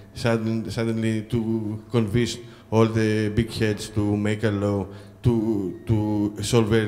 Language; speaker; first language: English; non-native, fluent; Greek